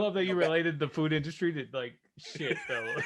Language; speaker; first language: English; native; English